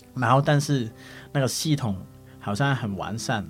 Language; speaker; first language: Chinese; non-native, local second language; Cantonese